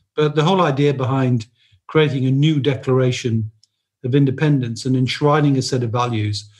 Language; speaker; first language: English; native; English